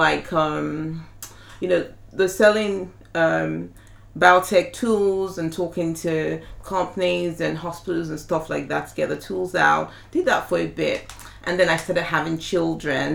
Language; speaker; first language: English; non-native, local second language; Yoruba